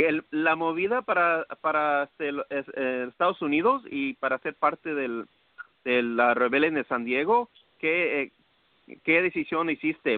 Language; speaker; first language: Spanish; early bilingual, heritage; Spanish